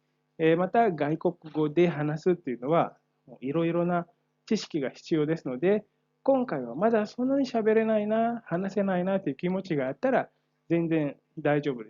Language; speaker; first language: Japanese; non-native, fluent; Indonesian